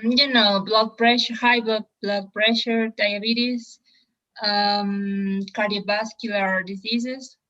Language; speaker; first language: English; non-native, learner; Spanish